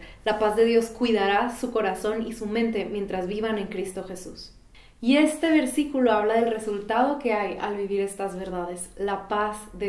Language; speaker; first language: Spanish; native; Spanish